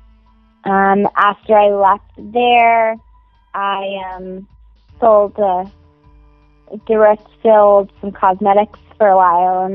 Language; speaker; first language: English; native; English